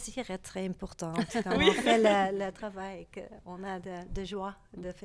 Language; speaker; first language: French; non-native, learner; Dutch